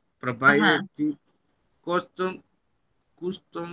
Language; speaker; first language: English; non-native, learner; Spanish